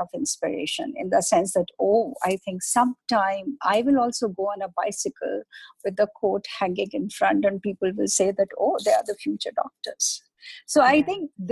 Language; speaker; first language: English; non-native, local second language; Hindi